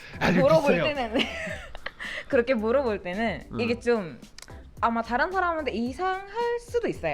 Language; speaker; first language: Korean; non-native, fluent; Indonesian